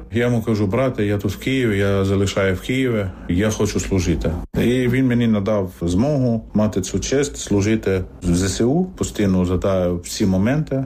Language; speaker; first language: Ukrainian; non-native, fluent; Arabic